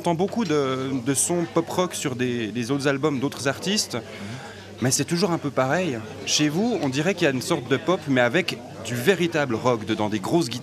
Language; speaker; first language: French; native; French